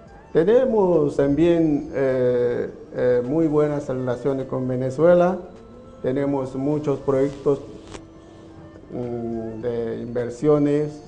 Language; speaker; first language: Spanish; non-native, fluent; Chinese